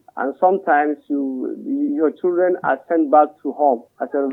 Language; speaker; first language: English; non-native, local second language; Hausa